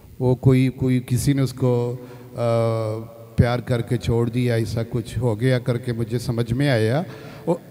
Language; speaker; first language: Hindi; non-native, local second language; Malayalam